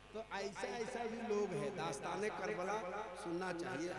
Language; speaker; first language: Hindi; native; Hindi